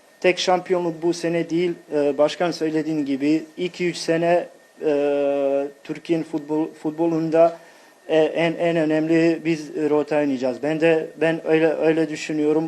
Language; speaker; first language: Turkish; non-native, fluent; Bosnian